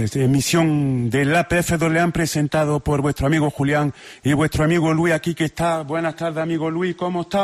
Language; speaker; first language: Spanish; native; Spanish